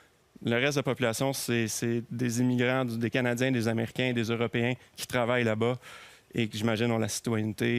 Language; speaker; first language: French; native; French